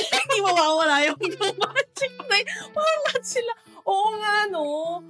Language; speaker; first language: Filipino; native; Filipino